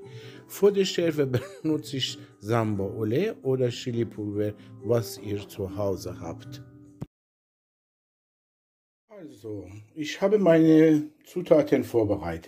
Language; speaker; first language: German; non-native, learner; Persian